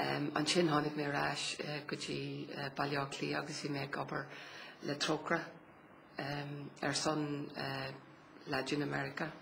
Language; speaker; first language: Irish; non-native, local second language; English